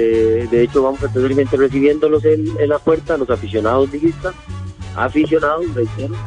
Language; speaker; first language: Spanish; native; Spanish